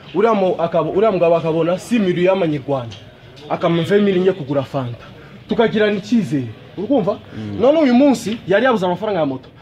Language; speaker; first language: Kinyarwanda; non-native, fluent; Swahili